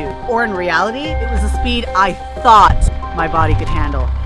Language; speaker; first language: English; native; English